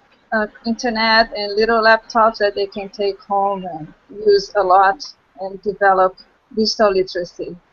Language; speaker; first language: English; non-native, local second language; Portuguese